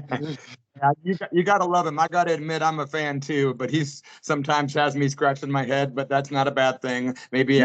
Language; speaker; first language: English; native; English